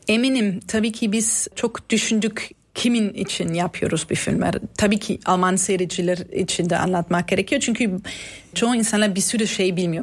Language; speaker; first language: Turkish; non-native, fluent; German